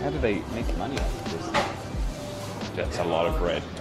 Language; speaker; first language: English; native; English